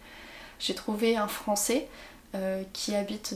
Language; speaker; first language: French; native; French